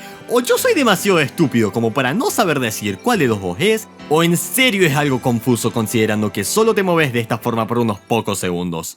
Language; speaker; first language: Spanish; native; Spanish